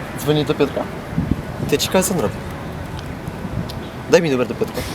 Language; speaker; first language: Polish; native; Polish